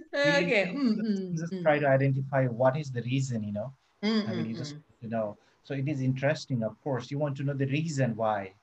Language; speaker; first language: English; non-native, local second language; Nepali